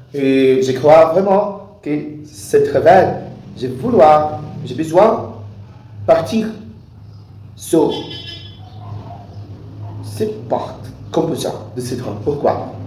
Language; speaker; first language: French; non-native, learner; Portuguese